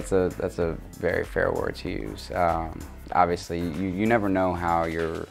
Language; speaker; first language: English; native; English